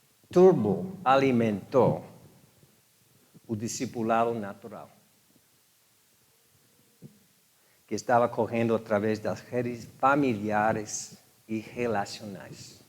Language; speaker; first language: Portuguese; non-native, fluent; English